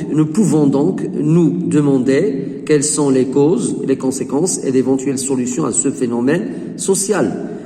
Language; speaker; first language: French; non-native, local second language; Arabic